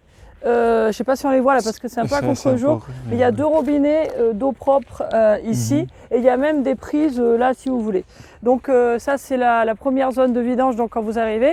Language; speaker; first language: French; native; French